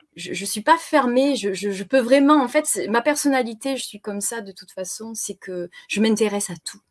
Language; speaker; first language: French; native; French